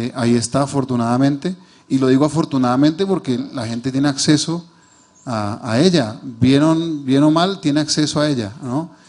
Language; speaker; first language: Spanish; native; Spanish